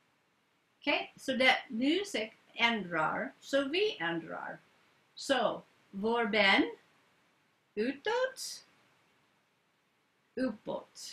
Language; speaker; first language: Swedish; non-native, learner; English